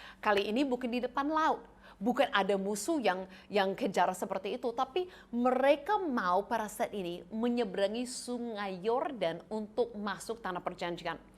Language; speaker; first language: Indonesian; non-native, fluent; English